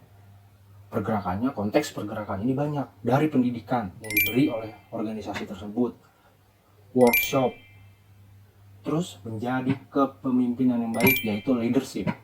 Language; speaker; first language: Indonesian; native; Indonesian